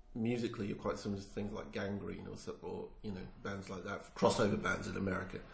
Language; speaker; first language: English; native; English